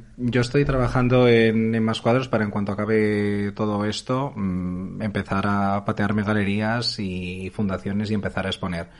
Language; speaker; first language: Spanish; native; Spanish